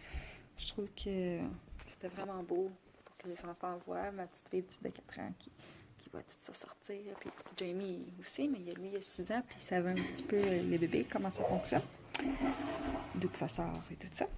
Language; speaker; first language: French; native; French